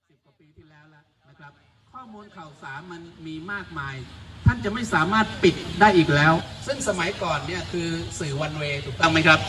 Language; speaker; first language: Thai; native; Thai